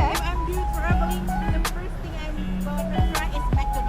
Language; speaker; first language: English; non-native, learner; Indonesian